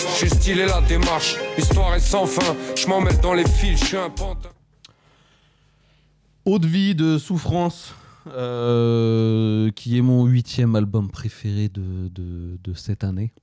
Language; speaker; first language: French; native; French